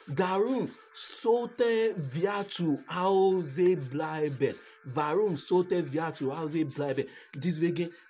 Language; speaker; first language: German; non-native, learner; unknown